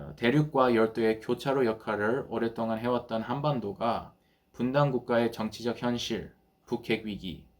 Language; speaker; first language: Korean; early bilingual, heritage; Korean